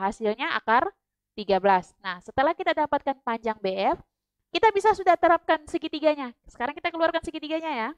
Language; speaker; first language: Indonesian; native; Indonesian